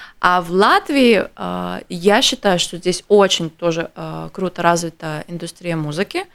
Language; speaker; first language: Russian; native; Russian